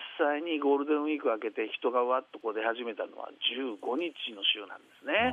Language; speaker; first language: Japanese; native; Japanese